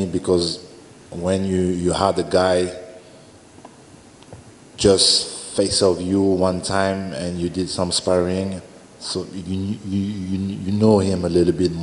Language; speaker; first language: English; non-native, learner; French